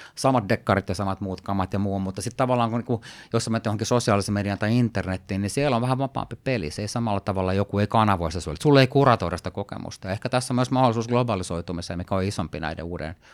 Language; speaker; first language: Finnish; early bilingual, heritage; Finnish